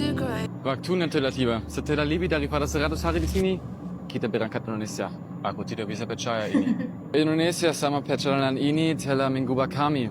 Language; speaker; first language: Indonesian; non-native, learner; German